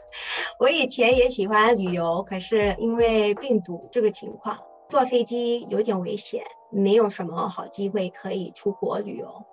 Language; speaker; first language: Chinese; early bilingual, heritage; English